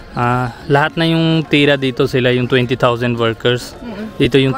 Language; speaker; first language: Filipino; non-native, learner; Hindi